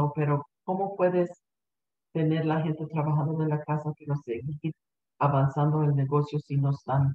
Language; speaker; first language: Spanish; early bilingual, heritage; Spanish